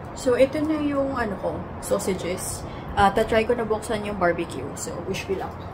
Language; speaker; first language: Filipino; native; Filipino